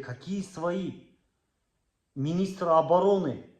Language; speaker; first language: Russian; non-native, local second language; Kazakh